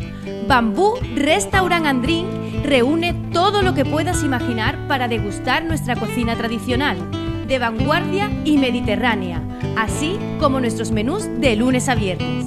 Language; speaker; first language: Spanish; native; Spanish